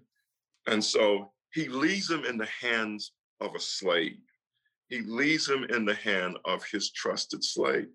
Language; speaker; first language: English; native; English